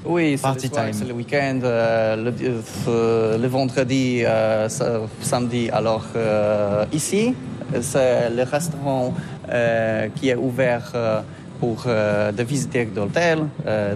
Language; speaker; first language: French; non-native, learner; Polish